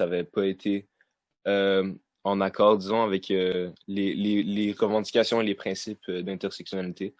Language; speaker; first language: French; native; French